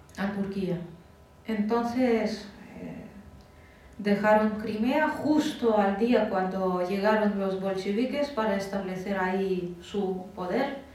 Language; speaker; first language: Spanish; non-native, fluent; Russian